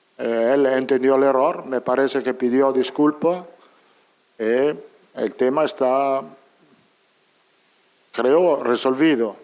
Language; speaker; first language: Spanish; non-native, fluent; Italian